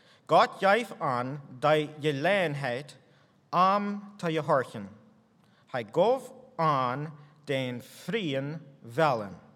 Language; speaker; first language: German; non-native, learner; English